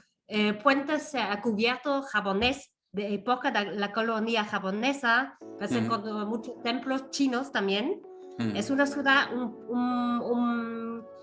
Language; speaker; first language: Spanish; non-native, fluent; Vietnamese